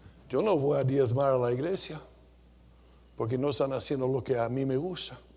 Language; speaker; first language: Spanish; non-native, fluent; English